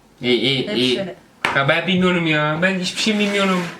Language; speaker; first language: Turkish; non-native, learner; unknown